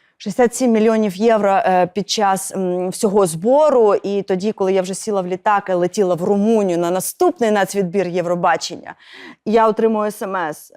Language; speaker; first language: Ukrainian; non-native, local second language; Russian